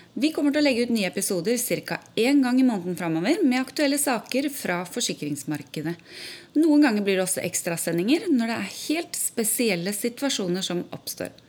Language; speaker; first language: Norwegian; native; Norwegian